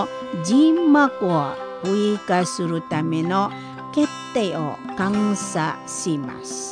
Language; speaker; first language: Japanese; non-native, fluent; Indonesian